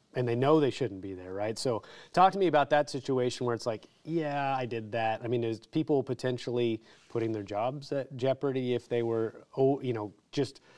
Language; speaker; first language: English; native; English